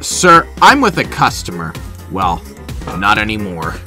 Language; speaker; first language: English; native; English